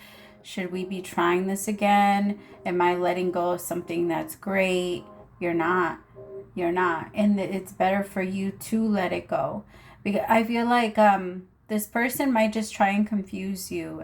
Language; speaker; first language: English; native; English